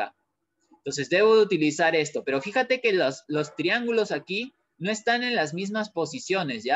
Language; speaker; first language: Spanish; native; Spanish